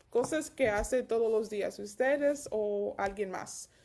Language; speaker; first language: Spanish; early bilingual, heritage; Spanish